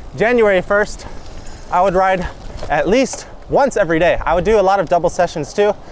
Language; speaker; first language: English; native; English